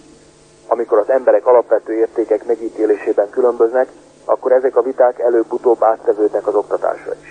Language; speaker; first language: Hungarian; native; Hungarian